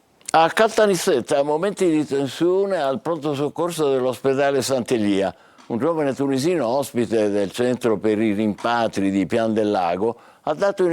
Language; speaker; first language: Italian; native; Italian